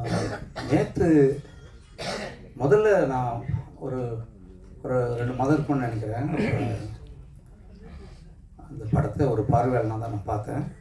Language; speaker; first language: Tamil; native; Tamil